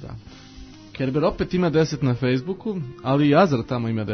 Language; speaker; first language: Croatian; native; Croatian